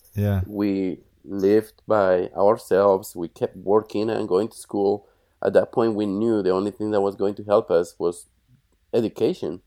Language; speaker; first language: English; non-native, fluent; Spanish